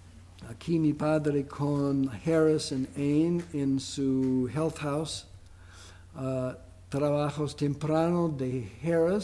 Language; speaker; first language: Spanish; non-native, fluent; English